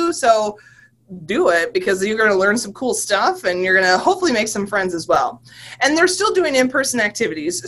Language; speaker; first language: English; native; English